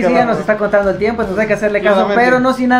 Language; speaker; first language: Spanish; native; Spanish